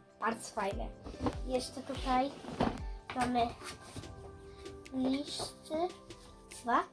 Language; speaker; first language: Polish; early bilingual, heritage; Polish